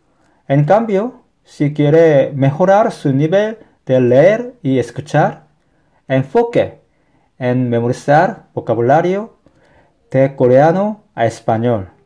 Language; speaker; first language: Spanish; non-native, fluent; Korean